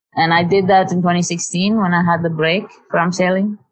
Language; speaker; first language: English; non-native, local second language; Tamil